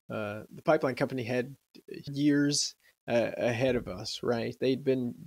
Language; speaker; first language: English; native; English